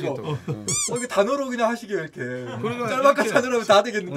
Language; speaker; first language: Korean; native; Korean